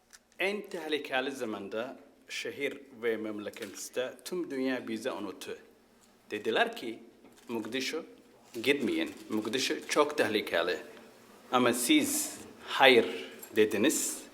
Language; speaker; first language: Turkish; non-native, fluent; Somali